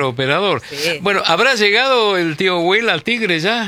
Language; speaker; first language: Spanish; native; Spanish